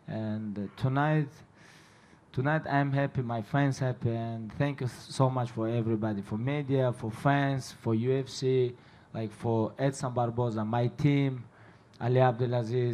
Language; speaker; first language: English; non-native, learner; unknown